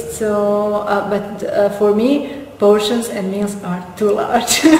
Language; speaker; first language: English; non-native, fluent; Serbian